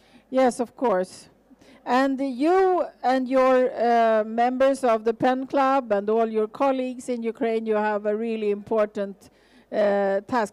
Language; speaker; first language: English; non-native, fluent; Swedish